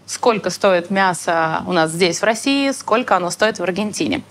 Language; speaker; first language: Russian; native; Russian